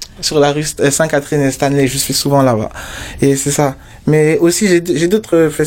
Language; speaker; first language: French; non-native, local second language; Mossi